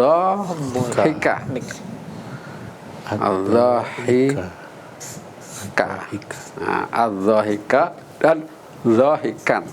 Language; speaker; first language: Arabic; non-native, fluent; Indonesian